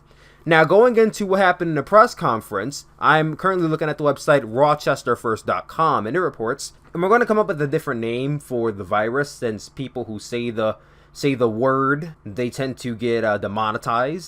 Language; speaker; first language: English; native; English